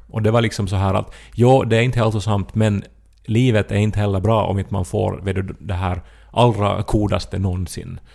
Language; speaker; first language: Swedish; native; Swedish